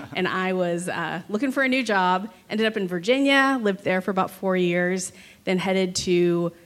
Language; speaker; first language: English; native; English